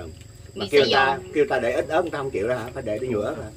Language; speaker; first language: Vietnamese; native; Vietnamese